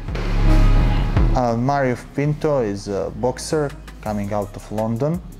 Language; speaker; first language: English; non-native, learner; Bosnian